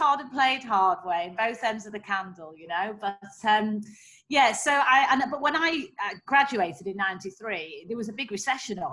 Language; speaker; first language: English; native; English